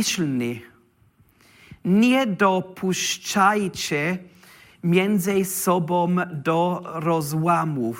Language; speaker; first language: Polish; non-native, learner; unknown